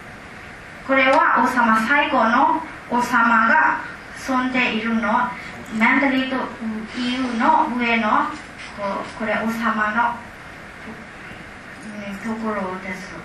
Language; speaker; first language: Japanese; non-native, learner; Burmese